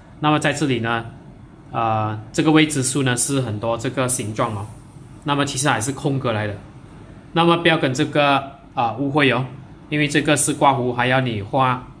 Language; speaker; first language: Chinese; native; Chinese